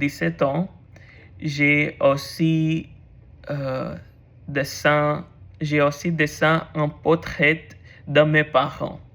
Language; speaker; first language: French; non-native, learner; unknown